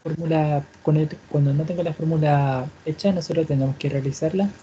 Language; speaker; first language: Spanish; native; Spanish